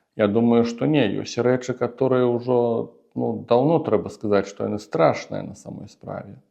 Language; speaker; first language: Belarusian; non-native, local second language; Russian